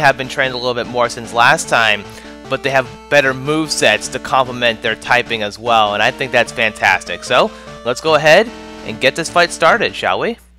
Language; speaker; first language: English; native; English